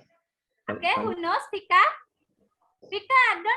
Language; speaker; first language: English; non-native, learner; Indonesian